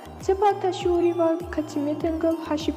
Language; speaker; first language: Korean; non-native, learner; Azerbaijani